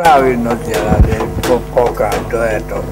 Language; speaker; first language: Russian; non-native, local second language; Hungarian